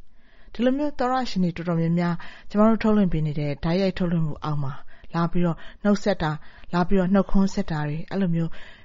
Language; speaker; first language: Burmese; native; Burmese